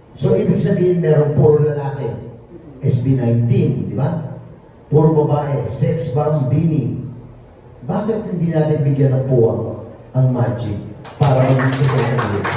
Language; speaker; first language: Filipino; native; Filipino